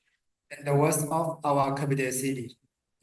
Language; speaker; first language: English; non-native, learner; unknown